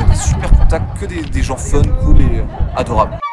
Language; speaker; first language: French; native; French